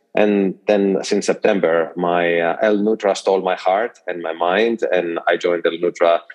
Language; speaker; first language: English; non-native, fluent; Greek